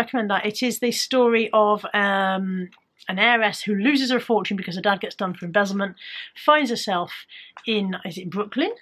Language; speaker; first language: English; native; English